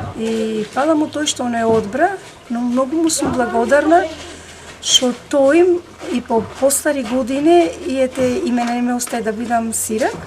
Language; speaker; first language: Macedonian; non-native, local second language; Romany